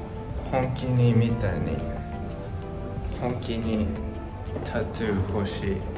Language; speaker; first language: Japanese; non-native, learner; English